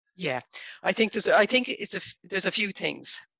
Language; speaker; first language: English; native; English